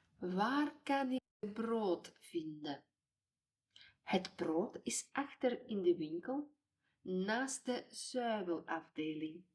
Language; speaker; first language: Dutch; non-native, fluent; Ukrainian